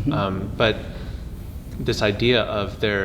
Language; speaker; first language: English; native; English